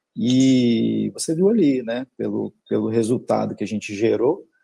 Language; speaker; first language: Portuguese; native; Portuguese